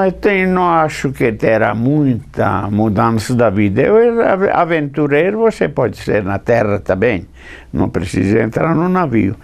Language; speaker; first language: Portuguese; non-native, fluent; English